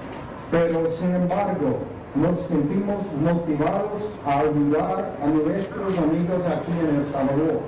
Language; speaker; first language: Spanish; non-native, fluent; English